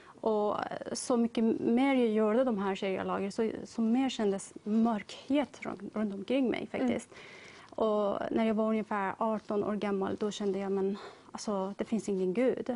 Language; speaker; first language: Swedish; non-native, learner; Persian